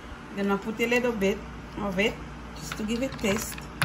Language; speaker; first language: English; non-native, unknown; Haitian Creole